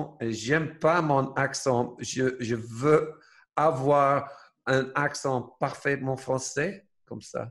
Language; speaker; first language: French; non-native, learner; English